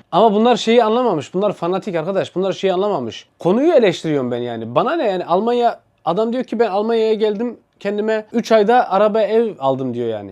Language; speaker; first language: Turkish; early bilingual, heritage; Turkish